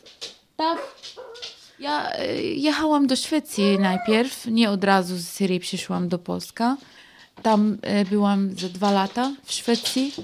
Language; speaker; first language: Polish; non-native, learner; Arabic